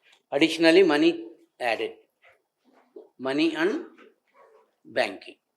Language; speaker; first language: English; non-native, local second language; Telugu